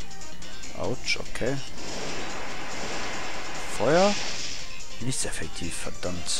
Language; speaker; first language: German; native; German